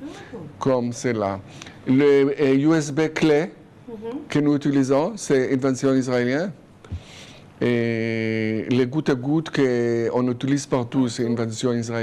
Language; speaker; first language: French; non-native, fluent; Hebrew